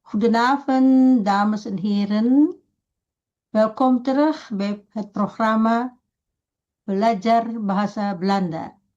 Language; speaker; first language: Dutch; non-native, fluent; Indonesian